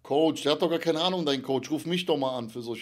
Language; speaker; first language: German; native; German